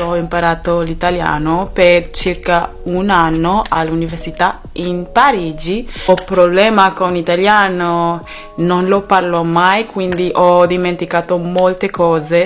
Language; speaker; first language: Italian; non-native, learner; German